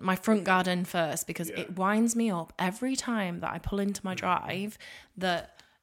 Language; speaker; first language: English; native; English